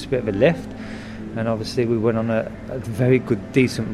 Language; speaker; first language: English; native; English